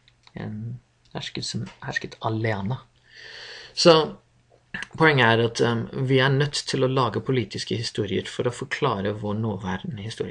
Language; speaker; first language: Norwegian; non-native, fluent; English